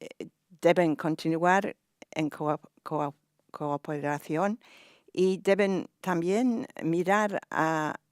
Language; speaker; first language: Spanish; non-native, fluent; English